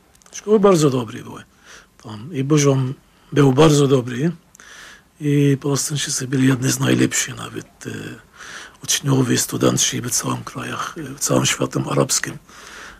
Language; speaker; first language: Polish; non-native, fluent; Arabic